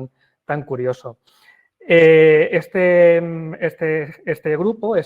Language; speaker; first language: Spanish; native; Spanish